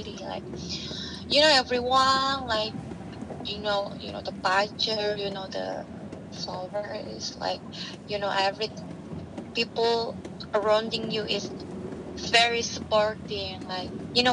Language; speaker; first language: English; non-native, learner; Indonesian